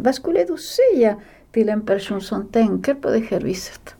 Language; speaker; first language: Swedish; non-native, fluent; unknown